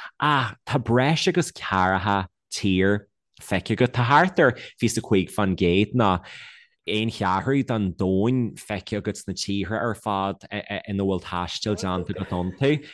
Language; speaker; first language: Irish; native; Irish